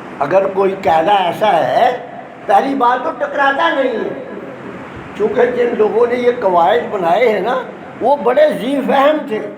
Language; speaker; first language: Urdu; non-native, local second language; Punjabi